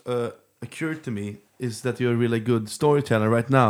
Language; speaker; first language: English; non-native, fluent; Swedish